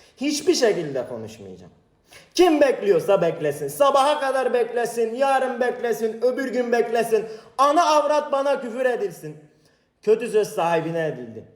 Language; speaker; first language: Turkish; non-native, local second language; Kurdish